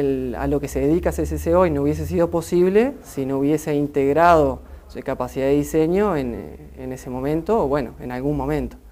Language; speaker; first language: Spanish; native; Spanish